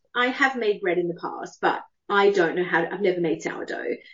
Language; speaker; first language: English; native; English